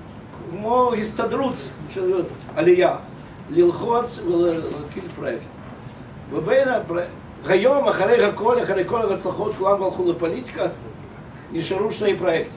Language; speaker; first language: Hebrew; non-native, fluent; Russian